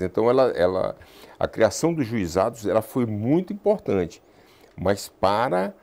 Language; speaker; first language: Portuguese; native; Portuguese